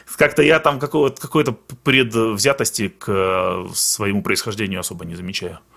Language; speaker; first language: Russian; early bilingual, other home language; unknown